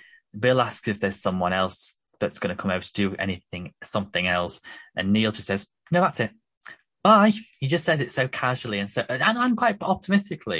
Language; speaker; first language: English; native; English